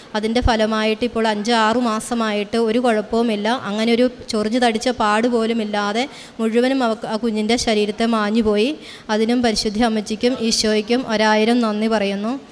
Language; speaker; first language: Malayalam; native; Malayalam